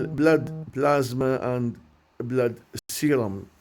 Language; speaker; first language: English; non-native, learner; Arabic